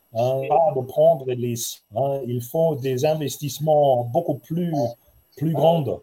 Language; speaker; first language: French; non-native, fluent; German